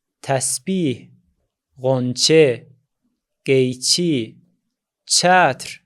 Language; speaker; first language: Persian; non-native, fluent; Azerbaijani